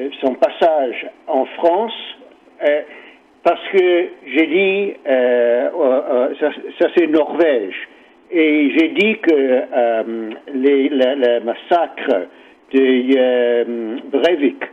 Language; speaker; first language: French; non-native, learner; English